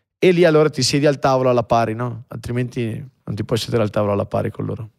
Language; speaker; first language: Italian; native; Italian